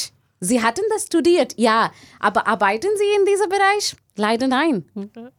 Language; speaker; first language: German; non-native, learner; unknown